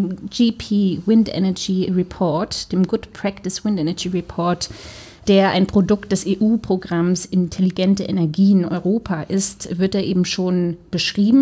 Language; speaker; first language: German; native; German